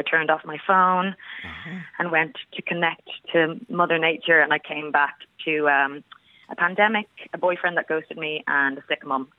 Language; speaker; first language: English; native; English